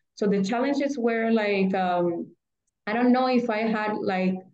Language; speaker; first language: English; non-native, fluent; Spanish